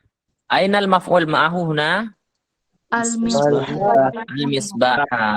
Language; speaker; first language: Arabic; non-native, fluent; Indonesian